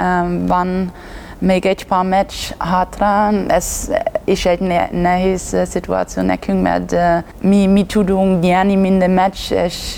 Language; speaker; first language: Hungarian; non-native, learner; German